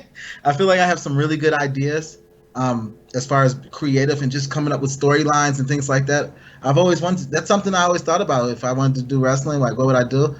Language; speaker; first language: English; native; English